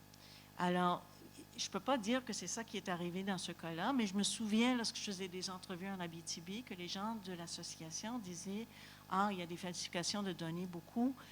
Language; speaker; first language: French; native; French